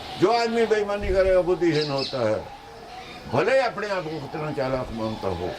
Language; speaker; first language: Hindi; non-native, local second language; Punjabi